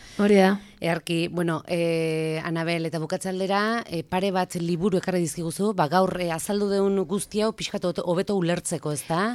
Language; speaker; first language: Basque; native; Basque